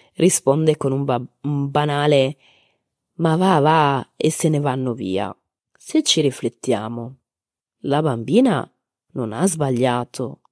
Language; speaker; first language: Italian; native; Italian